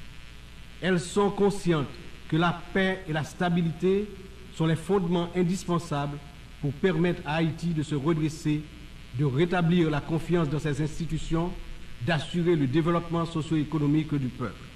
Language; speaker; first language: French; non-native, local second language; Haitian Creole